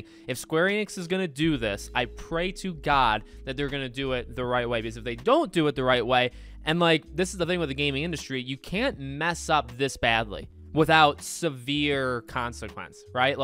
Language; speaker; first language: English; native; English